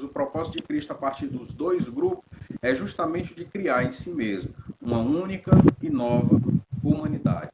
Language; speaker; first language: Portuguese; native; Portuguese